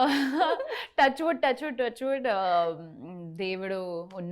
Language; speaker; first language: Telugu; non-native, learner; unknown